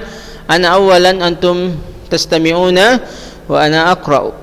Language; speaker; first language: Arabic; non-native, fluent; Indonesian